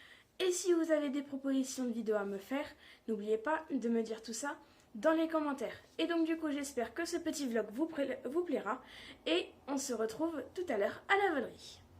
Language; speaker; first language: French; native; French